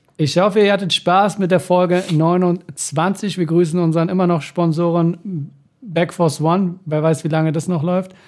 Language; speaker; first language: German; early bilingual, other home language; Persian